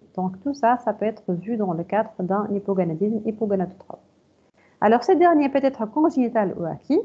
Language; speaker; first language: French; non-native, local second language; Arabic